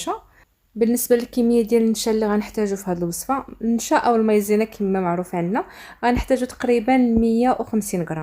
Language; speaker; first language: Arabic; native; Arabic